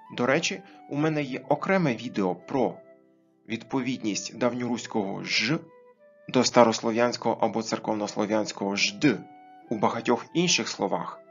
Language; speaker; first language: Ukrainian; native; Ukrainian